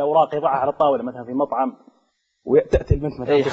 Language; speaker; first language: Arabic; native; Arabic